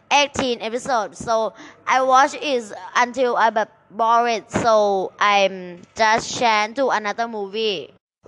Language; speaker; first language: English; non-native, learner; Thai